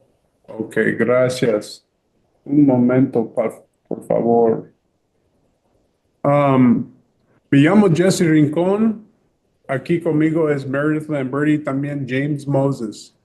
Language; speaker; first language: Spanish; early bilingual, heritage; English